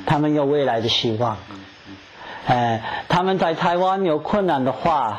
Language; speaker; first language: Chinese; non-native, fluent; English